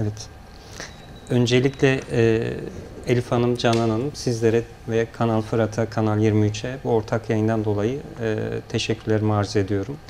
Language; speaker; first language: Turkish; native; Turkish